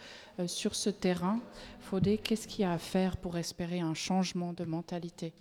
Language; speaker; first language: French; native; French